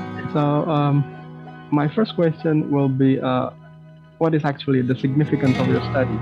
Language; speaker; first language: English; non-native, fluent; Indonesian